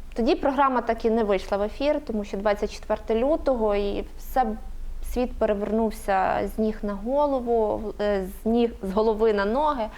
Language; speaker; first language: Ukrainian; native; Ukrainian